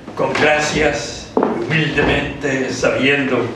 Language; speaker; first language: Spanish; early bilingual, heritage; Spanish